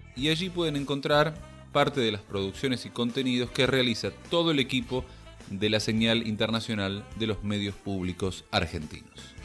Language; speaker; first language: Spanish; native; Spanish